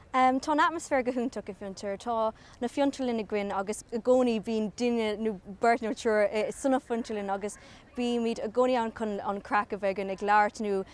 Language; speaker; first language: Irish; native; Irish